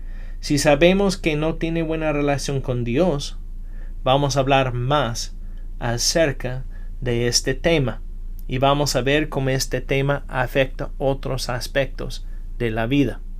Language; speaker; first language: Spanish; non-native, fluent; English